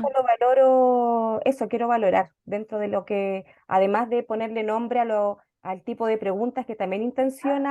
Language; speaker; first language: Spanish; native; Spanish